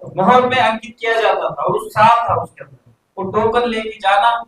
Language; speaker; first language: Hindi; non-native, local second language; Marathi